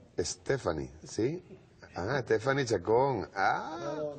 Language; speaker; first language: Spanish; native; Spanish